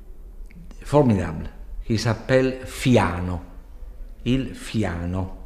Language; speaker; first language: French; non-native, fluent; Italian